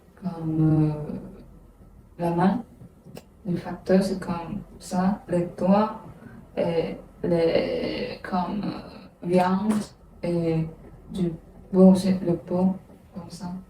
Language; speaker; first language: French; non-native, learner; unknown